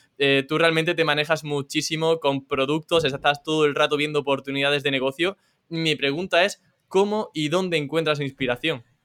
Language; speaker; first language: Spanish; native; Spanish